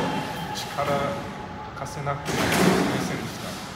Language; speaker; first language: Japanese; non-native, learner; English